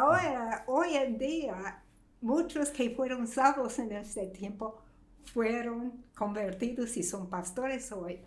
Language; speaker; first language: Spanish; non-native, fluent; English